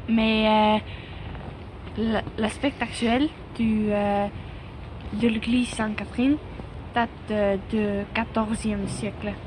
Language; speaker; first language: French; non-native, learner; Estonian